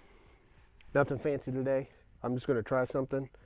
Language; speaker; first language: English; native; English